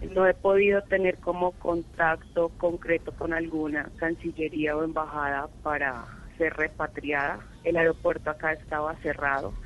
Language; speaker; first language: Spanish; native; Spanish